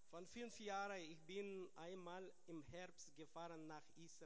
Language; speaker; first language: German; non-native, learner; Russian